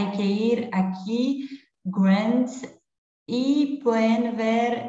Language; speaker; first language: Spanish; non-native, fluent; French